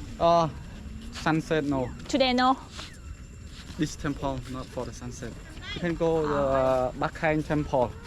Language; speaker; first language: English; non-native, learner; Khmer